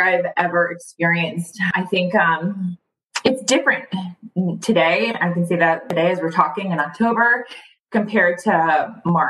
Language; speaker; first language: English; early bilingual, other home language; Spanish